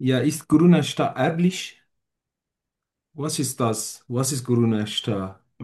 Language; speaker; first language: German; non-native, fluent; Turkish